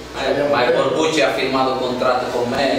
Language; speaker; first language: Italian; non-native, learner; Portuguese